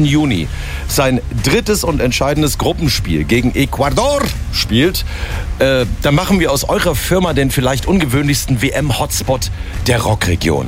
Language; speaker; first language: German; native; German